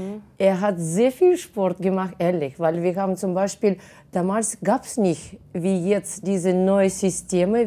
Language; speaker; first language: German; non-native, fluent; Russian